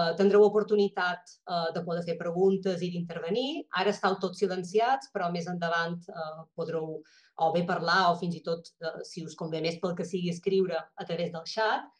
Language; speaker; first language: Catalan; native; Catalan